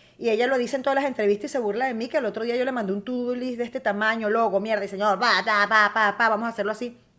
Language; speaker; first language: Spanish; native; Spanish